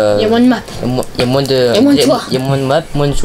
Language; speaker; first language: French; native; French